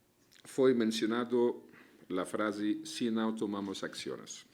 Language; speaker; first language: Spanish; non-native, fluent; Arabic